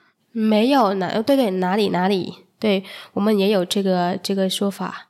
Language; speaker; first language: Chinese; non-native, fluent; Vietnamese